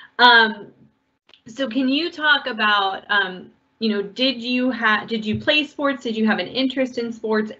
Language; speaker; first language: English; native; English